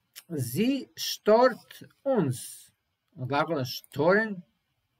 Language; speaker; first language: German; non-native, learner; Serbian